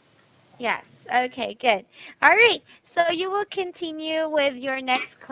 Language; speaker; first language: English; non-native, fluent; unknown